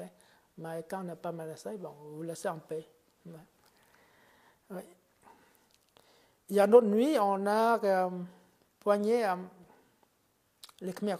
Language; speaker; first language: French; non-native, fluent; Khmer